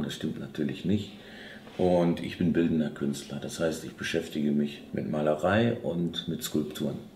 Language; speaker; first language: German; native; German